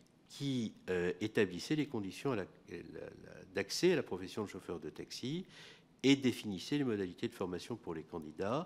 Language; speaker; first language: French; native; French